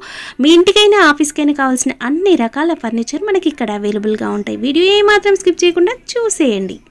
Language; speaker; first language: Telugu; native; Telugu